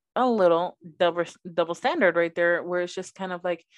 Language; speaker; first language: English; early bilingual, other home language; Spanish